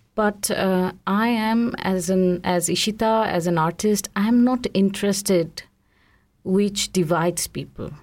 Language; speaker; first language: English; non-native, local second language; Bangla